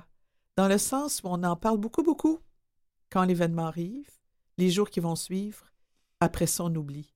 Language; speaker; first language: French; native; French